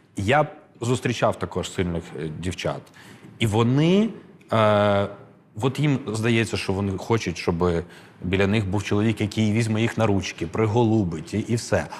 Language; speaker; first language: Ukrainian; native; Ukrainian